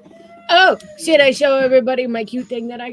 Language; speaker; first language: English; native; English